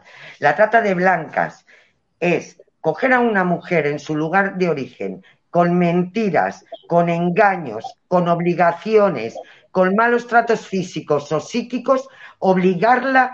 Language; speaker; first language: Spanish; native; Spanish